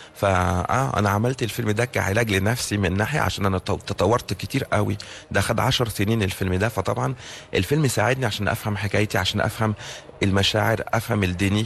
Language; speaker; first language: Arabic; early bilingual, heritage; Arabic